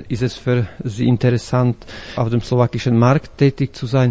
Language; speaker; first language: German; non-native, fluent; Slovak